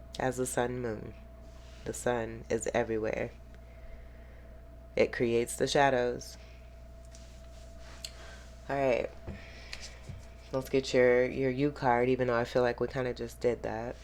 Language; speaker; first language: English; native; English